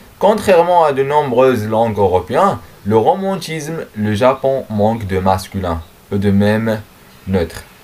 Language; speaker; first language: French; non-native, learner; Arabic